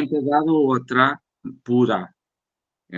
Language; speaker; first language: Spanish; non-native, learner; Portuguese